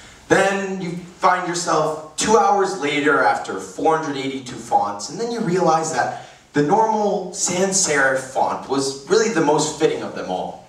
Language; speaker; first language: English; native; English